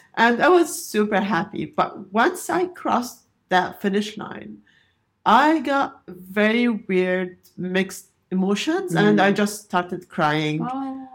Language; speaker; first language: English; non-native, fluent; Arabic